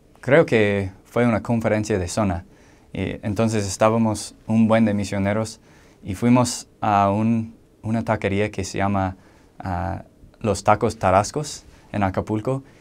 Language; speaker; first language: Spanish; non-native, fluent; English